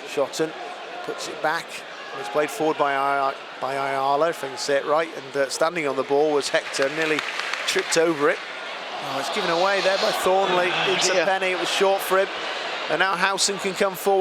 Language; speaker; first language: English; native; English